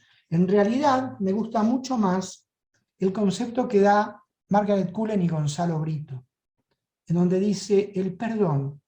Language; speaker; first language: Spanish; native; Spanish